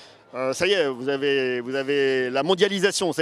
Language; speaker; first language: French; native; French